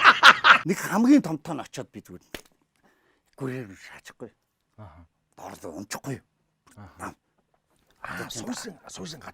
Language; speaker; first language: Mongolian; native; Mongolian